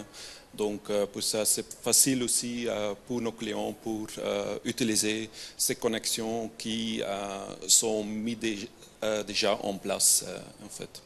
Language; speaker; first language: French; non-native, local second language; Dutch